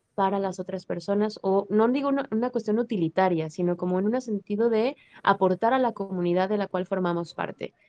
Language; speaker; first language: Spanish; native; Spanish